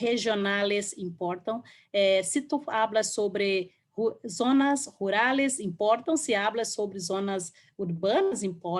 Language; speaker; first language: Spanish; non-native, learner; Portuguese